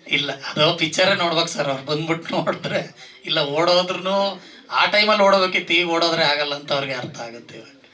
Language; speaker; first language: Kannada; native; Kannada